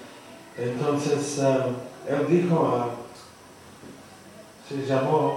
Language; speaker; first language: Spanish; non-native, fluent; English